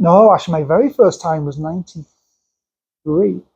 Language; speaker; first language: English; native; English